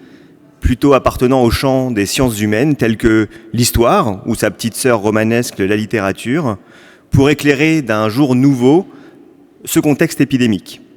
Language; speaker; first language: French; native; French